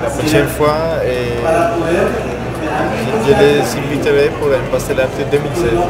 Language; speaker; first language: French; non-native, learner; Spanish